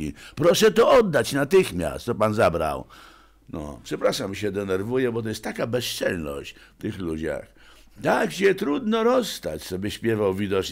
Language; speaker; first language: Polish; native; Polish